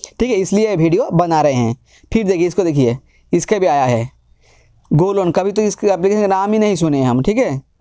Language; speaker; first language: Hindi; non-native, local second language; Bangla